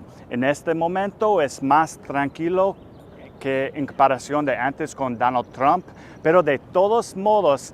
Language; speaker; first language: Spanish; non-native, fluent; English